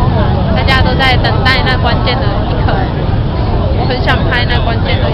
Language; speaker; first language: Chinese; native; Chinese